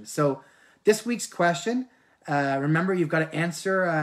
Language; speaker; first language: English; native; English